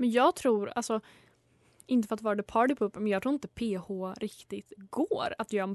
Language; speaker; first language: Swedish; native; Swedish